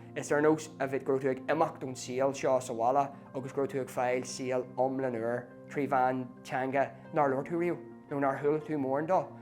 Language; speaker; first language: Irish; non-native, local second language; English